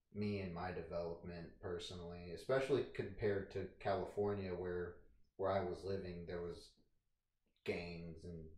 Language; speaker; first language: English; native; English